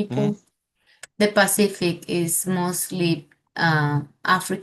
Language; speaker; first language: English; non-native, fluent; Spanish